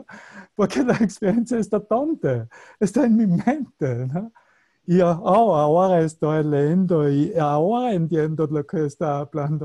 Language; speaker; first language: Spanish; non-native, fluent; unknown